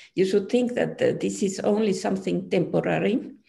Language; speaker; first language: English; non-native, fluent; Finnish